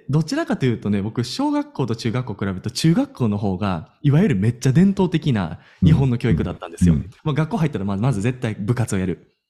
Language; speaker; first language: Japanese; native; Japanese